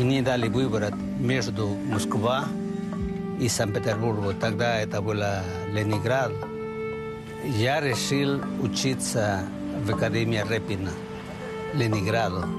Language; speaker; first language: Russian; non-native, fluent; Chinese